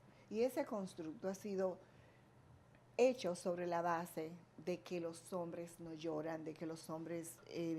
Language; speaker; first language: Spanish; native; Spanish